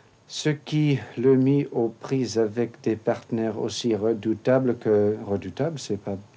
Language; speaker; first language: French; non-native, fluent; English